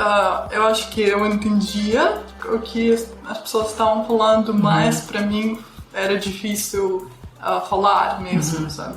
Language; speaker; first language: Portuguese; non-native, fluent; Russian